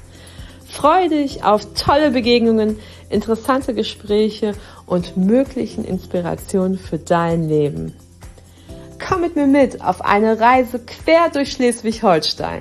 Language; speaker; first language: German; native; German